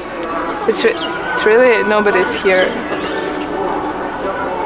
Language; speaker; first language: English; non-native, fluent; Russian